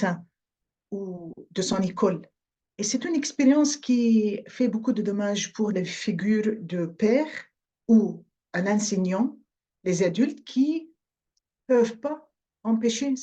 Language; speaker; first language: French; non-native, fluent; Arabic